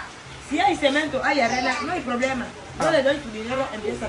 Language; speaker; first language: Spanish; non-native, local second language; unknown